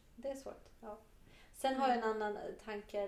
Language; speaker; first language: Swedish; non-native, fluent; Portuguese